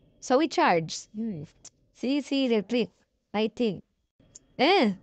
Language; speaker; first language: English; non-native, local second language; Filipino